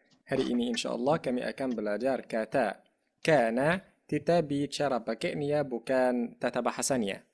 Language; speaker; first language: Indonesian; non-native, fluent; Arabic